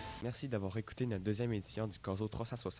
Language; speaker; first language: French; native; French